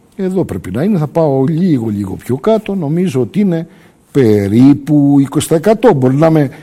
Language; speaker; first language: Greek; early bilingual, heritage; Greek